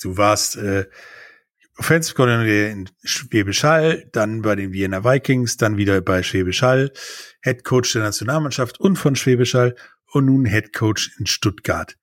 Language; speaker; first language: German; native; German